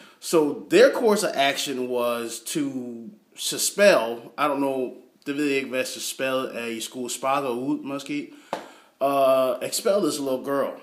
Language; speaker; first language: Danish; non-native, learner; English